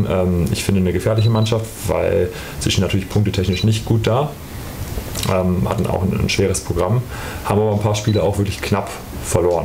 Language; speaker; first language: German; native; German